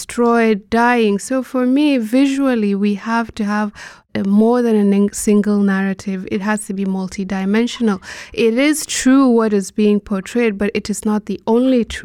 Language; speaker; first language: English; non-native, local second language; Hausa